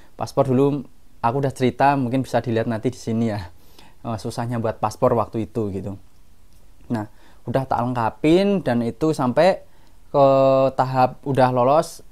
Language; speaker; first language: Indonesian; non-native, local second language; Javanese